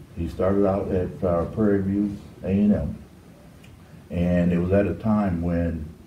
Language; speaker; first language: English; native; English